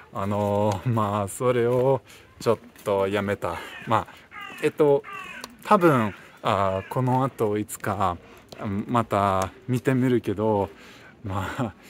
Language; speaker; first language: Japanese; non-native, fluent; Russian